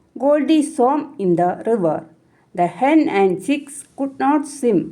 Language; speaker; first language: English; non-native, local second language; Malayalam